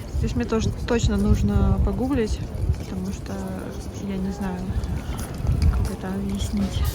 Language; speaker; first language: Russian; native; Russian